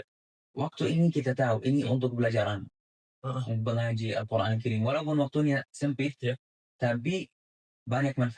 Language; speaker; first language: Indonesian; non-native, fluent; Arabic